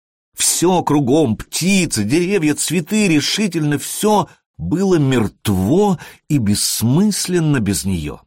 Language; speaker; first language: Russian; native; Russian